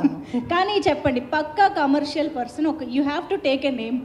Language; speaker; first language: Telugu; native; Telugu